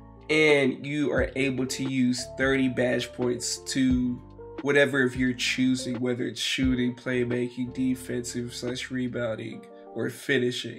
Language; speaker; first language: English; native; English